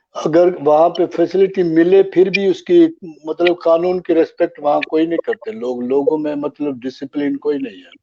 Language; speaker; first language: Urdu; native; Urdu